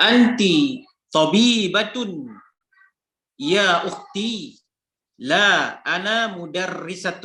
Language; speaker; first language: Arabic; non-native, fluent; Indonesian